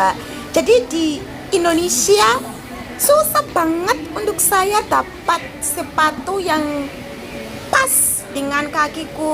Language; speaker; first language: Indonesian; non-native, learner; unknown